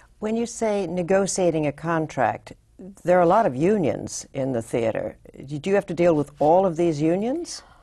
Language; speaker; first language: English; native; English